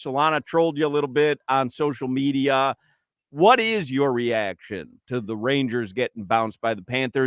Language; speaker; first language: English; native; English